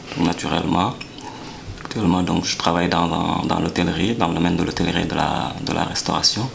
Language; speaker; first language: French; non-native, local second language; Wolof